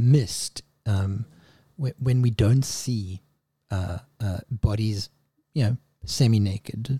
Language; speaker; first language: English; native; English